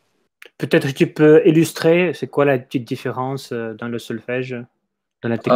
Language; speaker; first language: French; non-native, fluent; Ukrainian